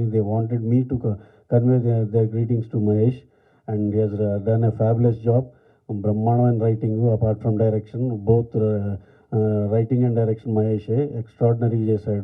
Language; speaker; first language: Telugu; native; Telugu